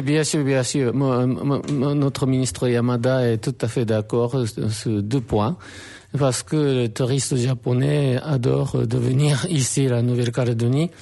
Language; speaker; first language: French; non-native, fluent; Japanese